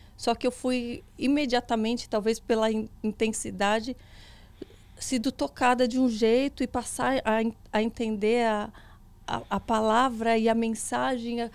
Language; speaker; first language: Portuguese; native; Portuguese